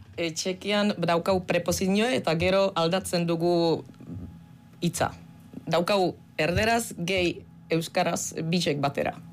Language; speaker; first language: Basque; non-native, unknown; Czech